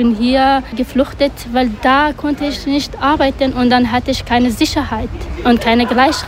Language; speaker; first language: Dutch; non-native, learner; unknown